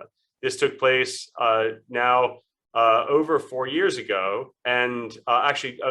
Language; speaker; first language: English; native; English